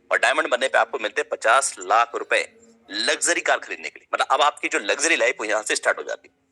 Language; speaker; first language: Hindi; native; Hindi